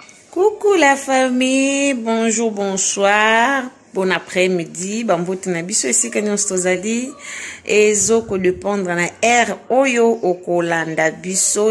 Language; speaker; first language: French; non-native, local second language; Lingala